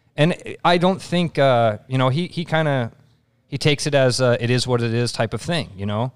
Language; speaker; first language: English; native; English